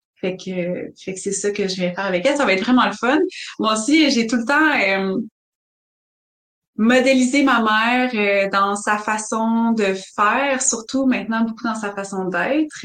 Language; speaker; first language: French; native; French